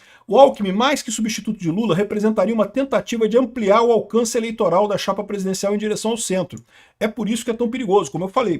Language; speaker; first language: Portuguese; native; Portuguese